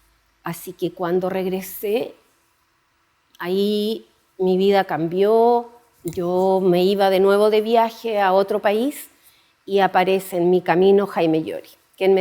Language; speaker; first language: Spanish; native; Spanish